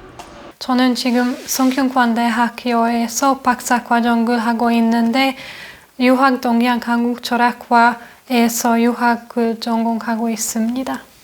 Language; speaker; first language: Korean; non-native, fluent; Hungarian